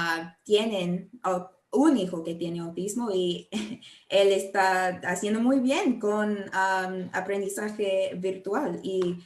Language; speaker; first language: Spanish; non-native, learner; English